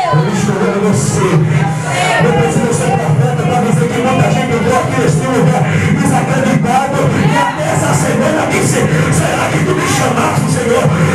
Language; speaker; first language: Portuguese; native; Portuguese